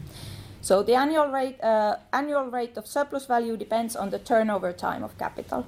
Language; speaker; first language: English; non-native, fluent; Finnish